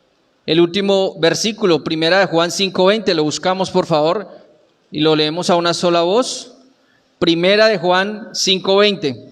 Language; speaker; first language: Spanish; native; Spanish